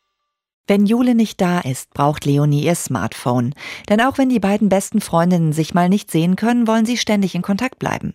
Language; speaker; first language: German; native; German